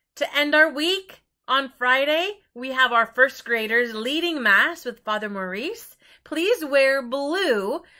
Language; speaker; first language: English; native; English